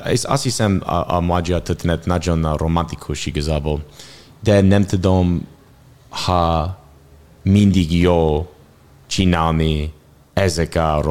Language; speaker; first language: Hungarian; non-native, learner; English